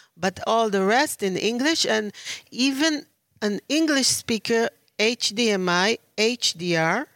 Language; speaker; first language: English; non-native, learner; Hebrew